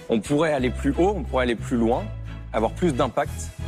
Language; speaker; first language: French; native; French